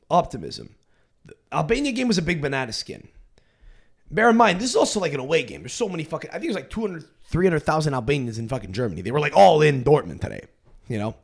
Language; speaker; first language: English; native; English